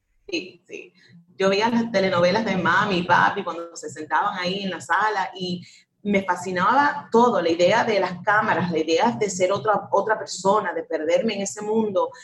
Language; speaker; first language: Spanish; early bilingual, heritage; Spanish